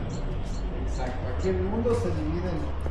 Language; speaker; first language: Spanish; native; Spanish